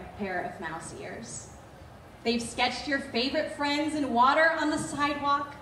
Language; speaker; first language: English; native; English